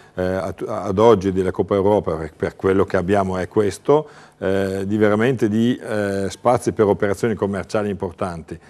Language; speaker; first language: Italian; native; Italian